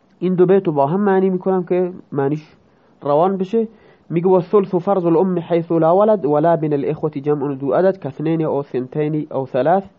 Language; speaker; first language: Persian; non-native, local second language; Baluchi